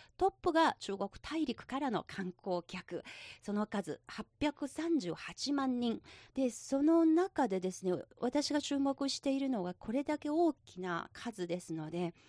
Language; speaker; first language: Japanese; non-native, local second language; Chinese